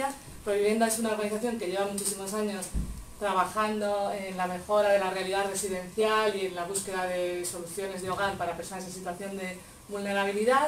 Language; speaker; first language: Spanish; native; Spanish